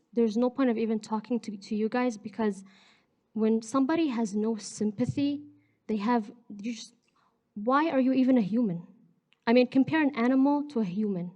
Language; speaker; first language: English; early bilingual, other home language; Arabic